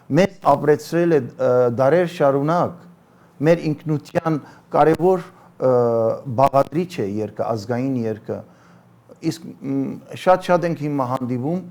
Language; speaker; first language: Armenian; early bilingual, heritage; Armenian